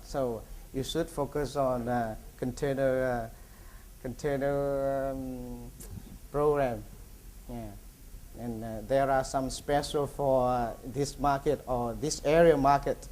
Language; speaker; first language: English; non-native, learner; Vietnamese